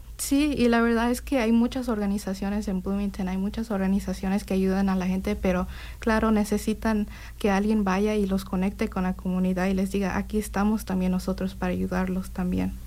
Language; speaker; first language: Spanish; early bilingual, heritage; Spanish